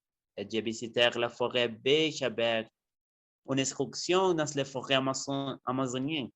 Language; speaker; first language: French; non-native, learner; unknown